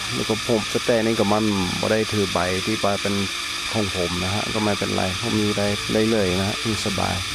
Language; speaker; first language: Thai; non-native, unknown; English